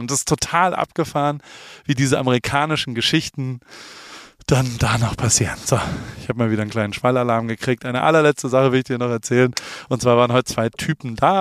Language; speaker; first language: German; native; German